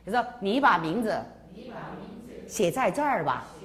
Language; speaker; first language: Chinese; non-native, fluent; Korean